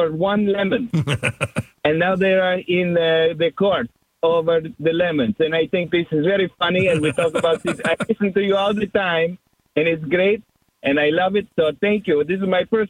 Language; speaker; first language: English; non-native, learner; Greek